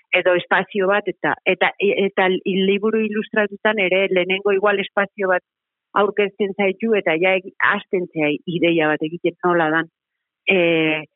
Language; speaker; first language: Basque; native; Basque